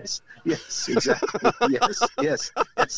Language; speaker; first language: English; native; English